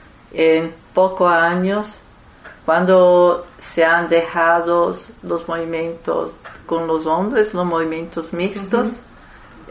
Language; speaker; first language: Spanish; non-native, fluent; Italian